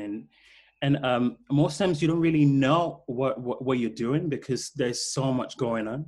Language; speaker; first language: English; non-native, local second language; Krio